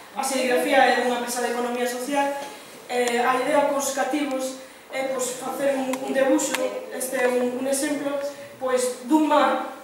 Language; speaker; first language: Galician; non-native, local second language; Spanish